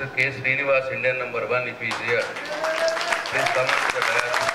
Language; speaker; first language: English; non-native, local second language; Telugu